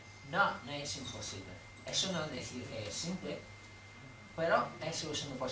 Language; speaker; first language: Spanish; non-native, fluent; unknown